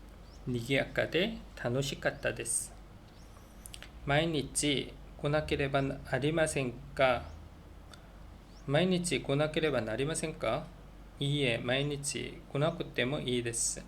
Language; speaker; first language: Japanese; non-native, learner; Korean